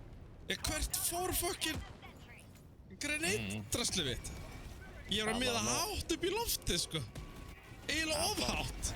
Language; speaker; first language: Icelandic; native; Icelandic